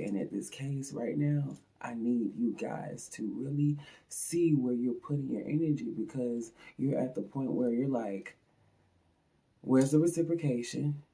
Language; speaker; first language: English; native; English